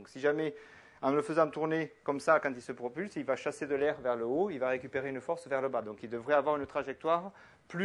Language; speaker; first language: French; native; French